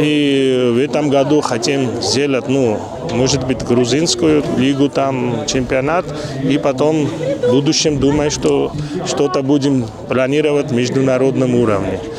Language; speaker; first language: Russian; non-native, fluent; Georgian